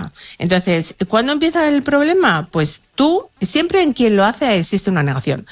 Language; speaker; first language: Spanish; native; Spanish